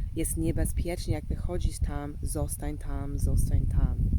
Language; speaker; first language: Polish; non-native, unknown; English